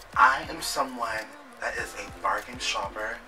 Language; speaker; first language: English; native; English